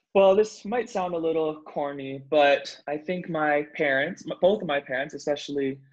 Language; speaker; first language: English; native; English